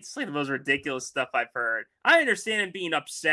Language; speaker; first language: English; native; English